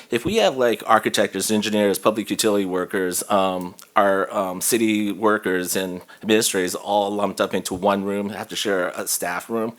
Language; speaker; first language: English; native; English